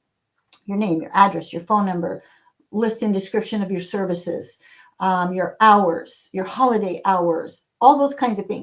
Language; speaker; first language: English; native; English